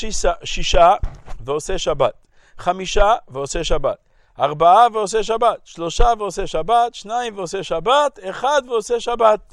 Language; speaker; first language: Hebrew; native; Hebrew